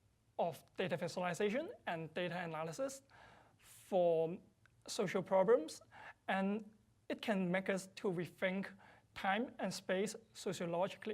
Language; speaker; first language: English; non-native, fluent; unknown